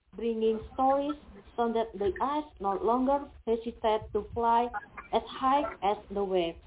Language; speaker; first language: English; non-native, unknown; Indonesian